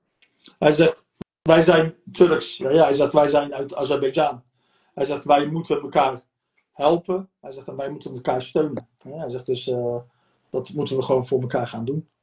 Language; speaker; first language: Dutch; early bilingual, other home language; Turkish